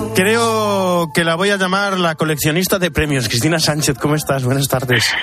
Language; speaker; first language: Spanish; native; Spanish